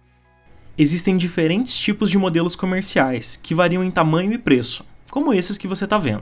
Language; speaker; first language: Portuguese; native; Portuguese